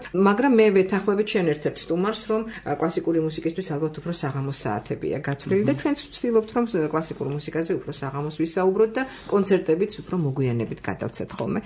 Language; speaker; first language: Georgian; native; Georgian